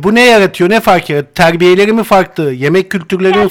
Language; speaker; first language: Turkish; native; Turkish